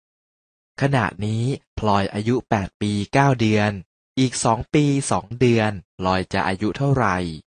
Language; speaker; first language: Thai; native; Thai